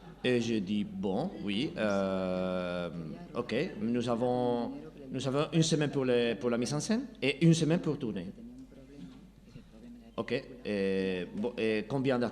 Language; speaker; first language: French; non-native, fluent; Spanish